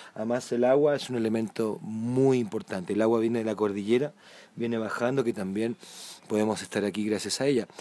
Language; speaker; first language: Spanish; native; Spanish